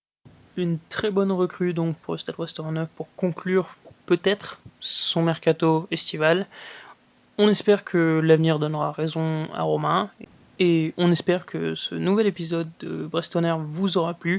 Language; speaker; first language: French; native; French